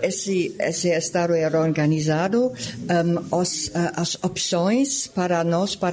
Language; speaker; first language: Portuguese; non-native, fluent; German